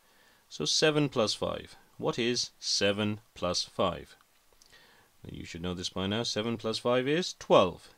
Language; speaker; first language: English; native; English